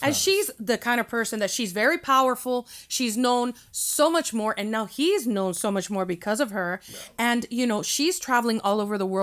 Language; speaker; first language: English; early bilingual, other home language; Spanish